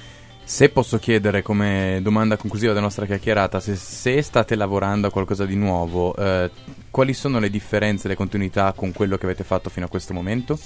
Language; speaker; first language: Italian; native; Italian